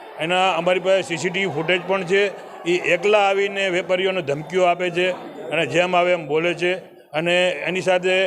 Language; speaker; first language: Gujarati; non-native, local second language; Sindhi